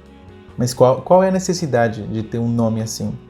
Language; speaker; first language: Portuguese; non-native, fluent; Spanish